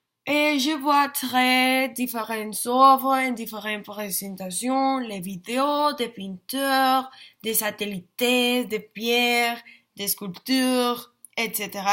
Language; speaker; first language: French; non-native, learner; Spanish